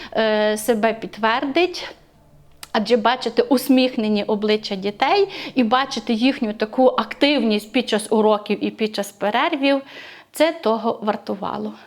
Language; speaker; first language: Ukrainian; native; Ukrainian